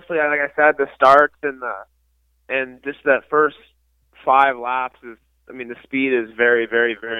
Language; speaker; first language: English; native; English